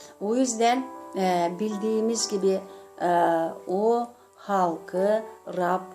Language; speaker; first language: Turkish; non-native, fluent; Gagauz